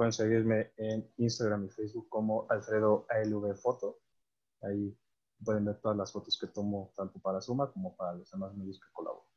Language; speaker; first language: Spanish; native; Spanish